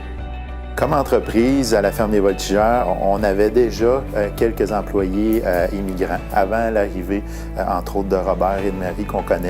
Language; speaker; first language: French; native; French